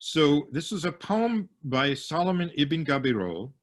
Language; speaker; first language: English; native; English